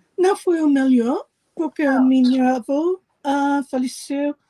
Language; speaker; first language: Portuguese; non-native, learner; English